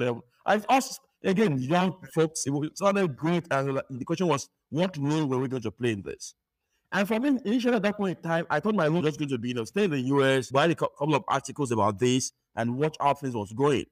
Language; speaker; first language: English; non-native, local second language; Yoruba